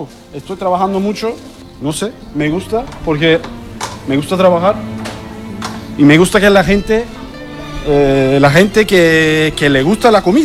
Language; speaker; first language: Spanish; non-native, learner; Turkish